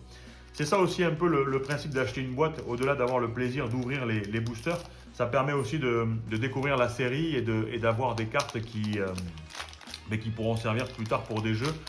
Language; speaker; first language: French; native; French